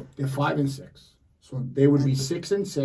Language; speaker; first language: English; native; English